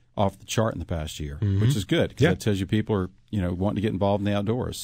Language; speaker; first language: English; native; English